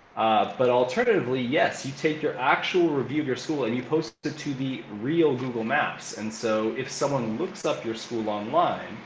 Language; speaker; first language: English; native; English